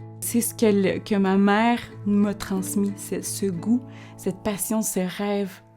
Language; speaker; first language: French; early bilingual, other home language; Spanish